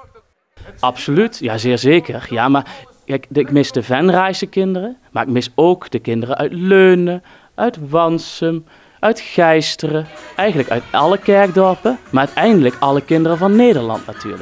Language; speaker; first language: Dutch; native; Dutch